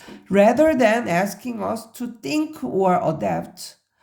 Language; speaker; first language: English; non-native, fluent; Korean